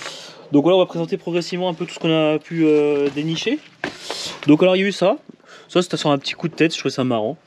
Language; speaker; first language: French; native; French